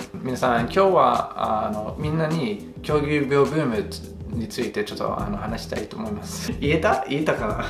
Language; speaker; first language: Japanese; non-native, fluent; English